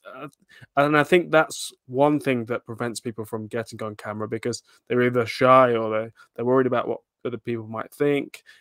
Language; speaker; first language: English; native; English